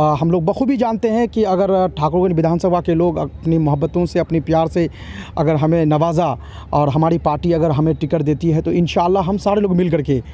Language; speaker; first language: Hindi; native; Hindi